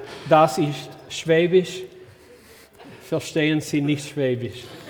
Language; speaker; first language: German; early bilingual, heritage; German